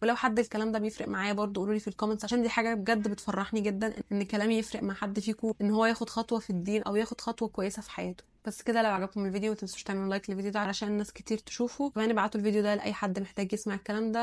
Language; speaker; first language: Arabic; native; Arabic